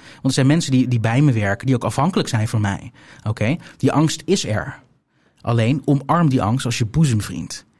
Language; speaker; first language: Dutch; native; Dutch